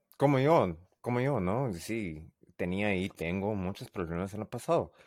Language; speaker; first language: Spanish; non-native, learner; English